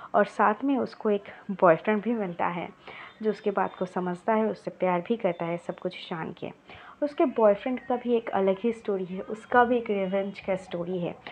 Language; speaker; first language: Hindi; non-native, local second language; Bangla